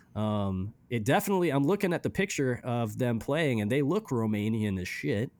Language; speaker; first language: English; early bilingual, other home language; Romanian